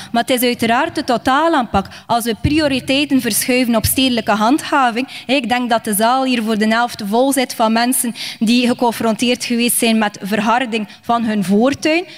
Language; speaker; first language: Dutch; native; Dutch